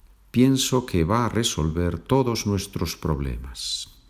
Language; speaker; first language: Spanish; native; Spanish